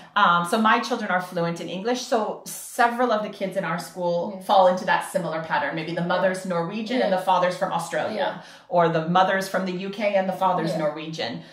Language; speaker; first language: English; native; English